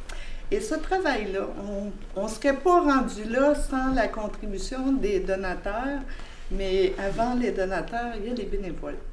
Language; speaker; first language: French; native; French